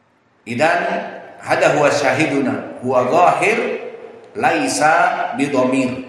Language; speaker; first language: Arabic; non-native, fluent; Indonesian